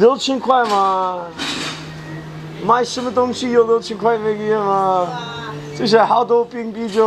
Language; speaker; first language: Chinese; non-native, learner; English